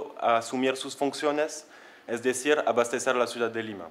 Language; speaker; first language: Spanish; non-native, fluent; French